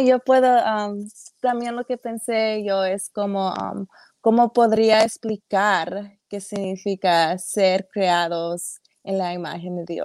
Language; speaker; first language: Spanish; early bilingual, heritage; English